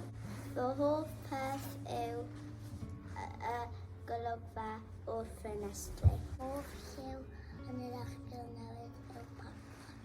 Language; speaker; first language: Welsh; non-native, local second language; English